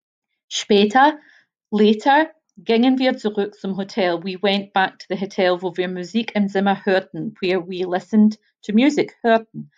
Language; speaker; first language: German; non-native, fluent; English